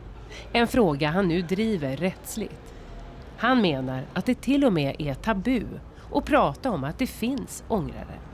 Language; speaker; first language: Swedish; native; Swedish